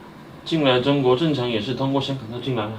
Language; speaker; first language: Chinese; native; Chinese